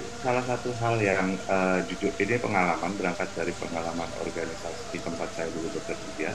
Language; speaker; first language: Indonesian; native; Indonesian